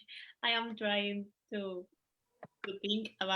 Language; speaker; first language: English; non-native, learner; Spanish